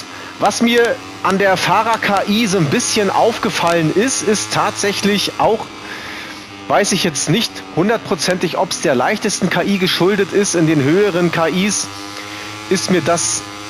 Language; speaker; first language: German; native; German